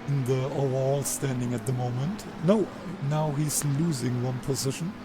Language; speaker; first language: English; non-native, fluent; German